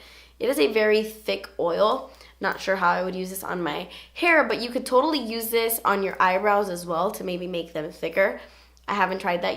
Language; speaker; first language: English; native; English